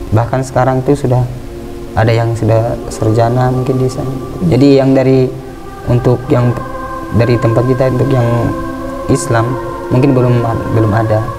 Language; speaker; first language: Indonesian; non-native, local second language; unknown